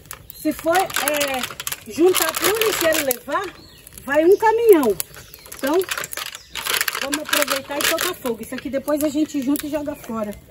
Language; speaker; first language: Portuguese; native; Portuguese